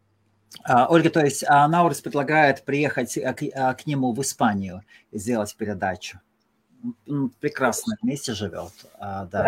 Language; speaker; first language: Russian; non-native, local second language; Latvian